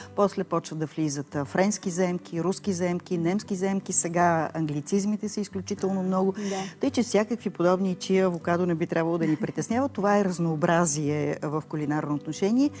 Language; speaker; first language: Bulgarian; native; Bulgarian